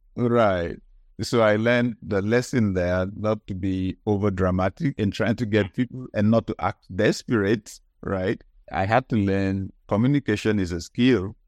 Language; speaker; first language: English; non-native, local second language; Yoruba